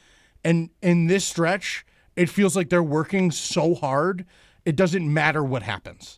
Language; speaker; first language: English; native; English